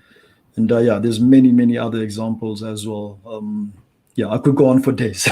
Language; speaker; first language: English; non-native, local second language; Tswana